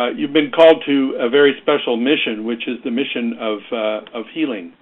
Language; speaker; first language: English; native; English